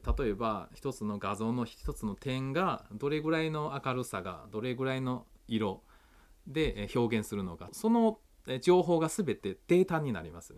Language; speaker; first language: Japanese; non-native, fluent; Chinese